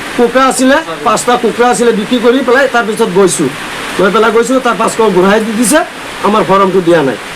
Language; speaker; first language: Assamese; non-native, local second language; Bangla